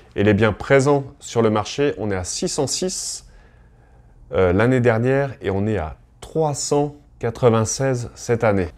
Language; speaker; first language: French; native; French